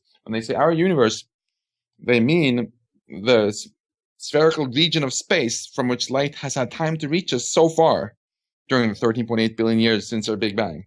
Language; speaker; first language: English; non-native, fluent; Swedish